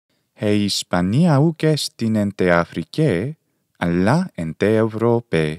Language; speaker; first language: Greek; non-native, fluent; English